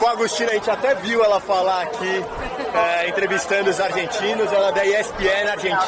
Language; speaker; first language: Portuguese; native; Portuguese